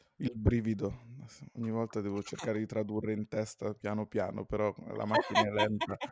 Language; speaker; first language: Italian; native; Italian